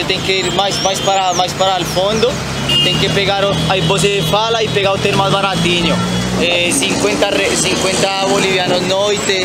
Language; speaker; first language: Portuguese; non-native, learner; Spanish